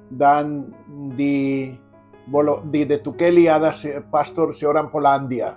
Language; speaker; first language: Indonesian; non-native, fluent; Spanish